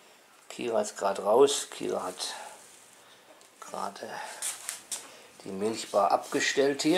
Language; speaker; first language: German; native; German